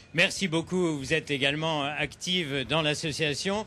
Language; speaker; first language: French; native; French